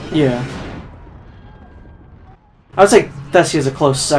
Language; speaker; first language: English; native; English